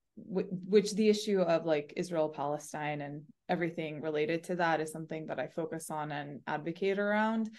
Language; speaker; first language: English; early bilingual, other home language; Urdu